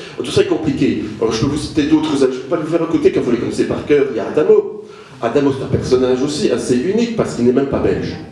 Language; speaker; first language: French; native; French